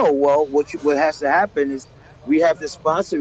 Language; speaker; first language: English; native; English